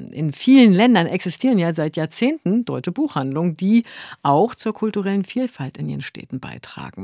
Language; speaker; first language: German; native; German